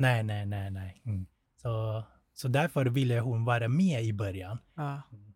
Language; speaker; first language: Swedish; non-native, fluent; Thai